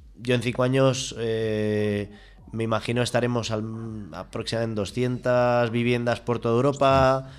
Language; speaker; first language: Spanish; native; Spanish